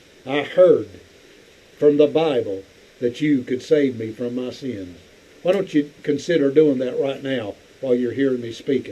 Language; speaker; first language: English; native; English